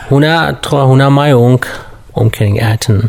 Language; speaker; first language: Danish; non-native, learner; Kurdish